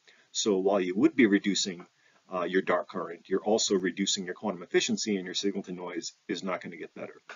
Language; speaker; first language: English; native; English